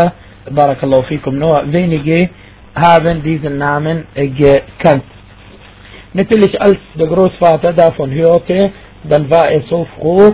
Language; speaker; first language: German; non-native, fluent; Arabic